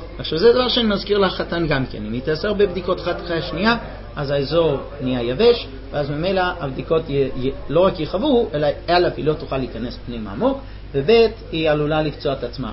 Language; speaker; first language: Hebrew; non-native, fluent; English